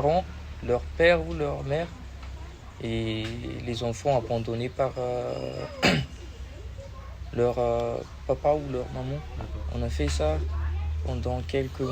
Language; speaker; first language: French; non-native, local second language; Malagasy